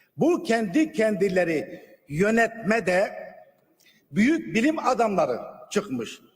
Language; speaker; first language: Turkish; non-native, local second language; Kurdish